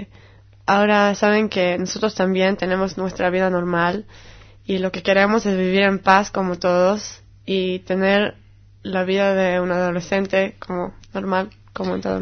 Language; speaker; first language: Spanish; non-native, fluent; Hebrew